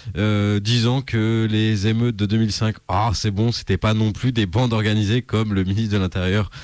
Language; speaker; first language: French; native; French